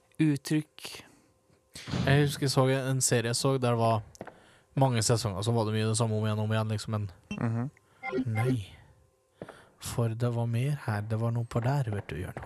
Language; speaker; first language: Norwegian; native; Norwegian